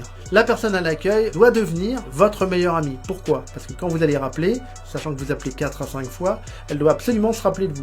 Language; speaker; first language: French; native; French